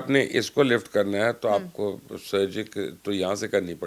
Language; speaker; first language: Urdu; native; Urdu